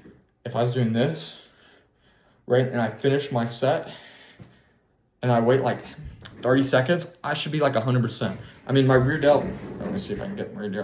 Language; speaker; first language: English; native; English